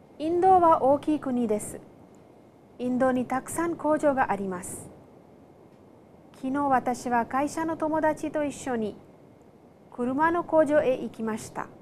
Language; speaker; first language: Japanese; non-native, fluent; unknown